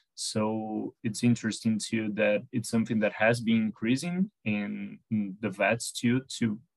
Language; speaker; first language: English; non-native, fluent; Portuguese